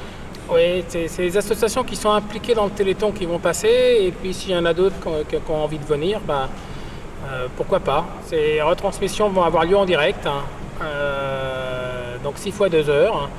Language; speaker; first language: French; native; French